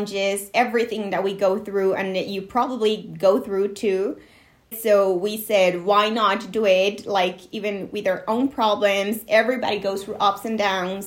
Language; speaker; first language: English; non-native, fluent; Spanish